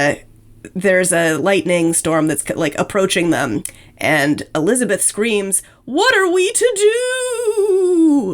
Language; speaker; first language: English; native; English